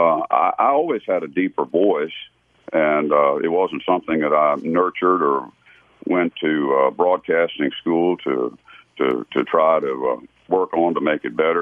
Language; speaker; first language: English; native; English